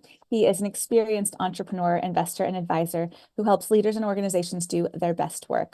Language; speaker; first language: English; native; English